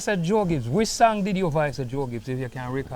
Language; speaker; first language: English; native; English